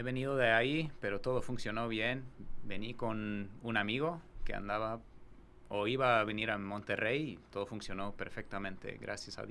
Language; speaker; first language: Spanish; non-native, fluent; English